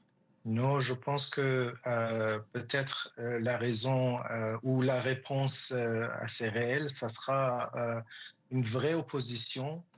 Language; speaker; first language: French; non-native, fluent; Persian